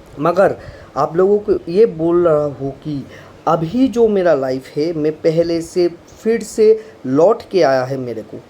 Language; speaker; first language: Hindi; non-native, local second language; Bangla